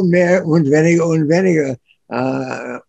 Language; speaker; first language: German; non-native, learner; English